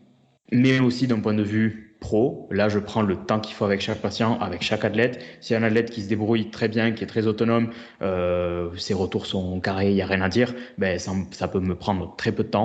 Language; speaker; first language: French; native; French